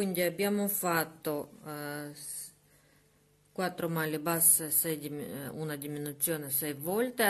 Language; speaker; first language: Italian; non-native, learner; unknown